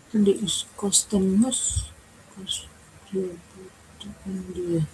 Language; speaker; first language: German; non-native, learner; Indonesian